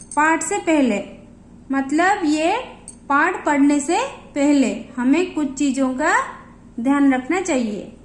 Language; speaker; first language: Hindi; non-native, local second language; Odia